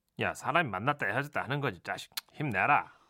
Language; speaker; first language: Korean; native; Korean